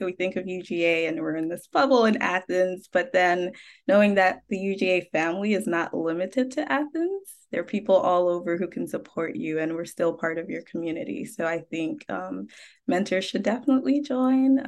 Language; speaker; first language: English; non-native, local second language; Akan